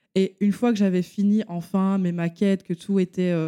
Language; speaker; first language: French; native; French